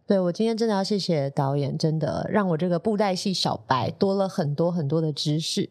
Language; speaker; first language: Chinese; native; Chinese